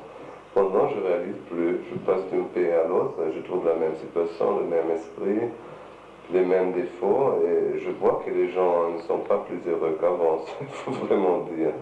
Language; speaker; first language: French; non-native, fluent; German